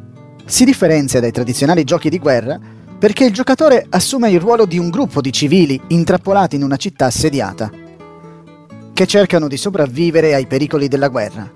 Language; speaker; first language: Italian; native; Italian